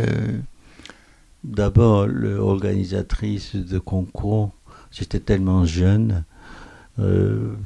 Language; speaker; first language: French; non-native, fluent; Korean